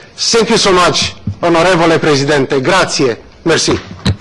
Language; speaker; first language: English; non-native, fluent; Romanian